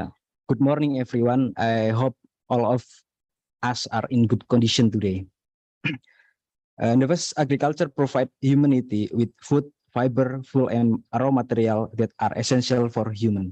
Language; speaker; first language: English; non-native, learner; Indonesian